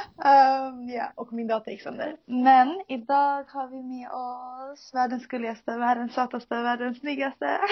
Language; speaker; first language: Swedish; native; Swedish